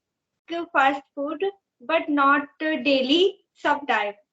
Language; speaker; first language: English; non-native, learner; Hindi